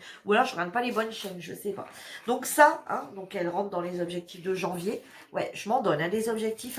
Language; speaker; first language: French; native; French